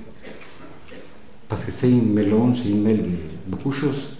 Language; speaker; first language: French; non-native, fluent; Spanish